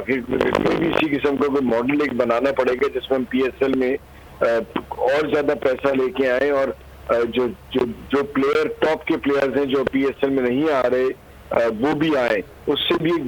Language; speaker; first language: Urdu; non-native, local second language; Punjabi